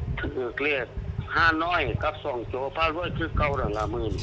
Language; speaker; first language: Thai; non-native, local second language; Lao